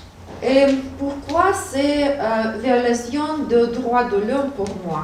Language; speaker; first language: French; non-native, learner; Russian